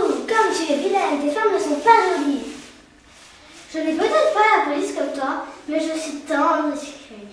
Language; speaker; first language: French; native; French